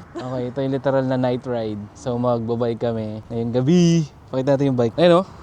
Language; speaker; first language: Filipino; native; Filipino